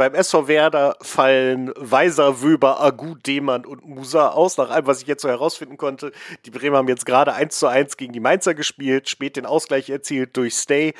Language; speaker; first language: German; native; German